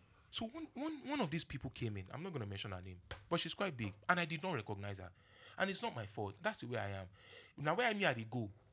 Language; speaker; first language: English; non-native, local second language; Yoruba